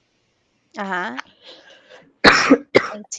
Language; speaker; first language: English; non-native, local second language; Filipino